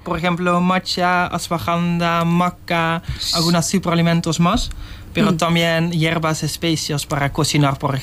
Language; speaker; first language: Spanish; non-native, learner; Dutch